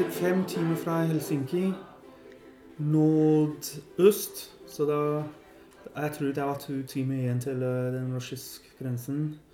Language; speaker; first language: Norwegian; non-native, learner; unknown